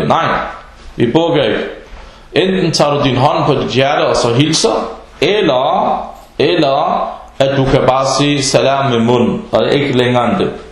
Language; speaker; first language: Danish; non-native, fluent; Arabic